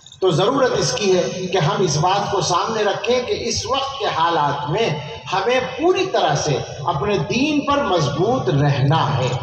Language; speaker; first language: Urdu; native; Urdu